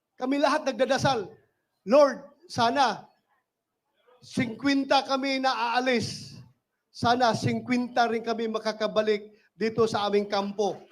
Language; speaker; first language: Filipino; non-native, local second language; Cebuano